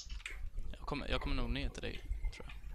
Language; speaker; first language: Swedish; native; Swedish